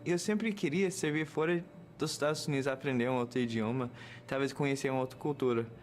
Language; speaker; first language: Portuguese; non-native, fluent; English